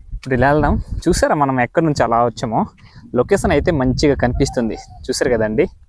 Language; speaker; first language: Telugu; native; Telugu